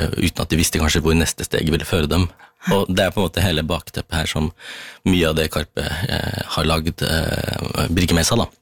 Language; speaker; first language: Norwegian; early bilingual, other home language; Tamil